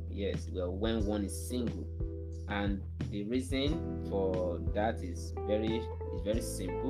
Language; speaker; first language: English; non-native, local second language; Yoruba